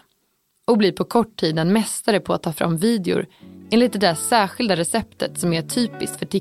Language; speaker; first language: Swedish; native; Swedish